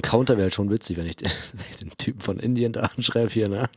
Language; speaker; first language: German; native; German